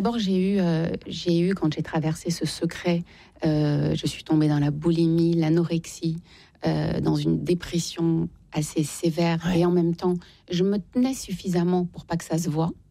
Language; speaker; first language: French; native; French